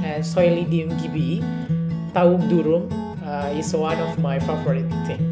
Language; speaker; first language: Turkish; non-native, learner; Indonesian